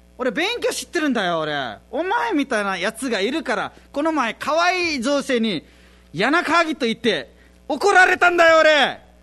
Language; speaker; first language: Japanese; non-native, fluent; Nepali